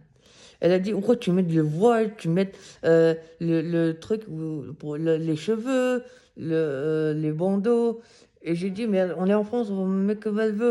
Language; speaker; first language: French; non-native, fluent; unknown